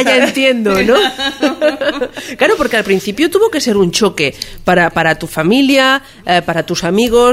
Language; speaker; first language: Spanish; native; Spanish